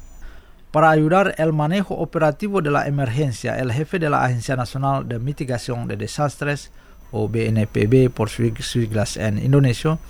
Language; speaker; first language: Spanish; non-native, fluent; Indonesian